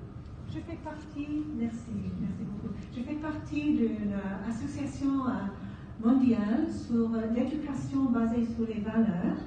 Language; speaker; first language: French; non-native, fluent; English